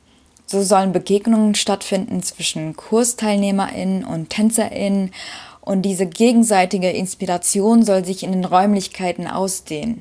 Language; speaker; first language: German; native; German